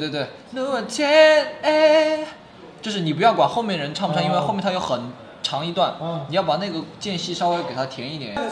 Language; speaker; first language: Chinese; native; Chinese